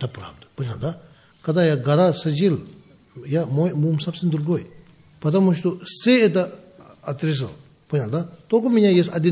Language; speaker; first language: Russian; non-native, learner; Tibetan